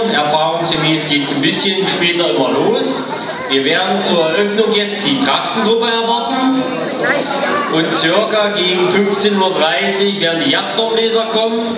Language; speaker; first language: German; native; German